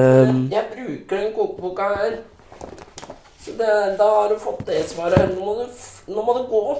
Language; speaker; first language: Norwegian; native; Norwegian